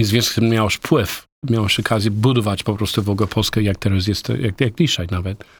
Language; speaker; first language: Polish; non-native, learner; English